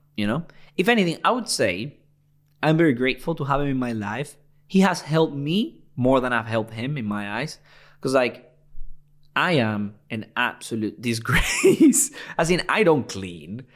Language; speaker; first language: English; non-native, fluent; Spanish